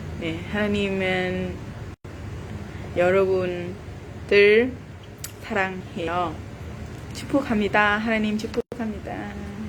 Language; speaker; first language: Korean; non-native, learner; Vietnamese